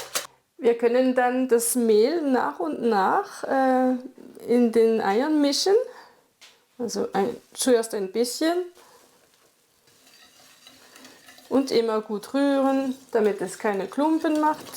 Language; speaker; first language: German; non-native, fluent; French